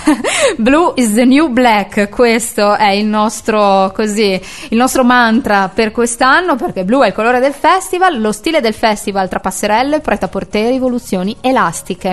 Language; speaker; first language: Italian; native; Italian